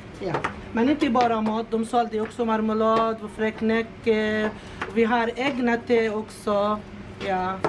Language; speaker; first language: Swedish; non-native, learner; Arabic